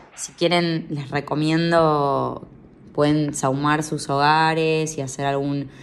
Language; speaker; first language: Spanish; native; Spanish